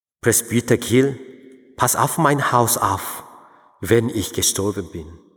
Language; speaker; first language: German; non-native, fluent; Korean